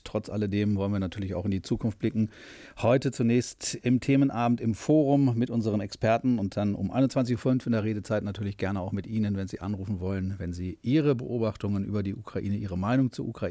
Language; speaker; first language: German; native; German